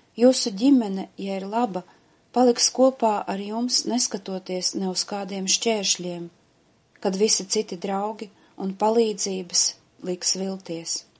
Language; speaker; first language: Latvian; native; Latvian